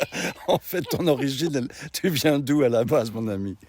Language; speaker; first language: French; native; French